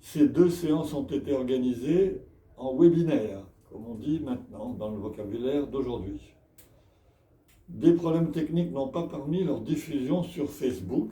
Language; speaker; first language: French; native; French